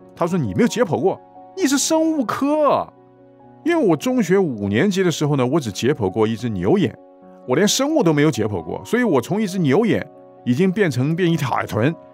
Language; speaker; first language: Chinese; non-native, local second language; Cantonese